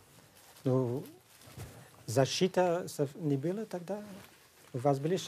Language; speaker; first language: Russian; non-native, learner; Dutch